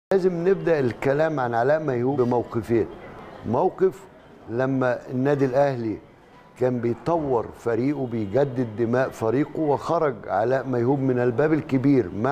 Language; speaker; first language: Arabic; native; Arabic